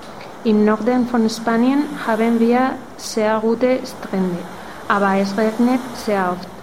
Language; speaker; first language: German; non-native, fluent; Spanish